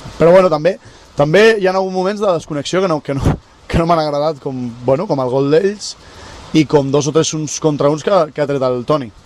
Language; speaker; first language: Catalan; non-native, local second language; Spanish